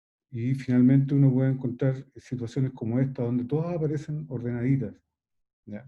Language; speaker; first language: Spanish; native; Spanish